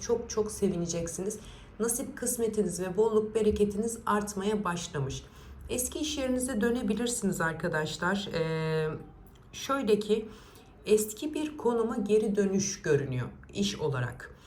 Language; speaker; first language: Turkish; native; Turkish